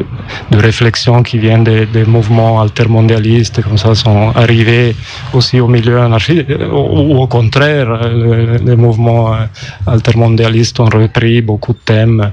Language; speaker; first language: French; non-native, local second language; German